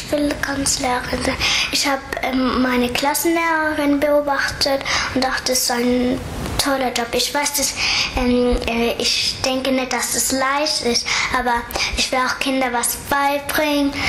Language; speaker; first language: German; early bilingual, other home language; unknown